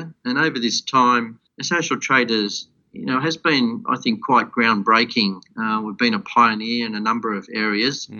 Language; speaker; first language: English; native; English